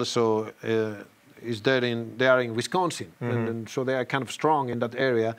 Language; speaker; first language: English; non-native, learner; Spanish